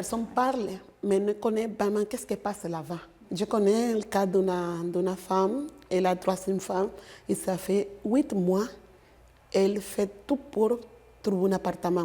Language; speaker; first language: French; non-native, fluent; Spanish